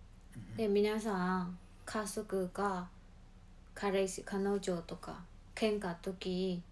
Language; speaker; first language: Japanese; non-native, learner; Mongolian